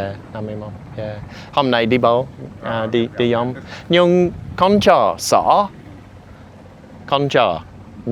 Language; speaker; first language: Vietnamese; non-native, learner; English